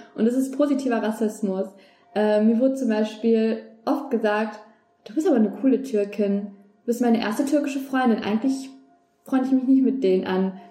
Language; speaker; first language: German; native; German